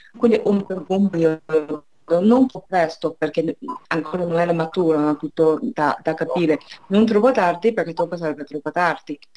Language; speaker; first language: Italian; non-native, fluent; Chinese